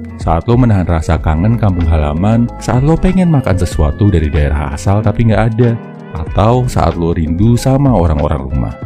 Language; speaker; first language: Indonesian; native; Indonesian